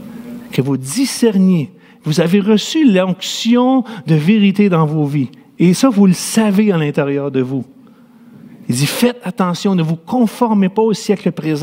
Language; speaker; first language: French; native; French